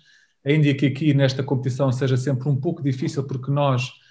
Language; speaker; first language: Portuguese; native; Portuguese